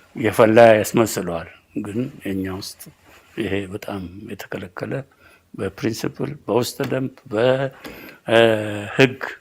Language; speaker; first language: Amharic; non-native, local second language; Oromo